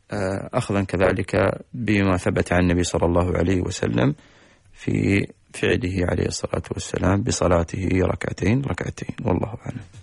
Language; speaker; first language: Arabic; native; Arabic